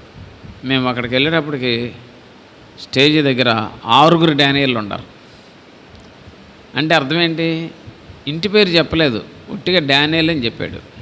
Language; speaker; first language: Telugu; native; Telugu